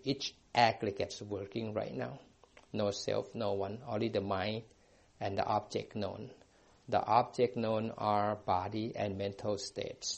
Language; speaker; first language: English; non-native, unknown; Thai